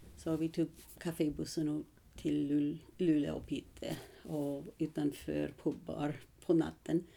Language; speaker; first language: Swedish; non-native, learner; English